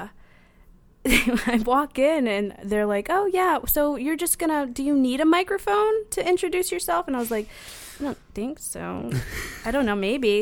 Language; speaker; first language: English; native; English